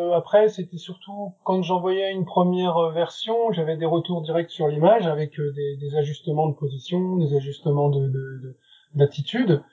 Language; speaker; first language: French; native; French